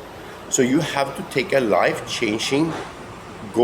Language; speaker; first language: English; non-native, fluent; Norwegian